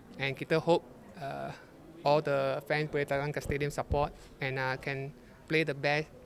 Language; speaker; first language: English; non-native, learner; Malay